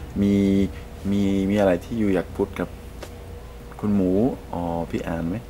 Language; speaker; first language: Thai; non-native, learner; English